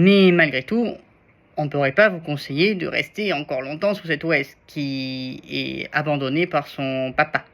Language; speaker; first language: French; native; French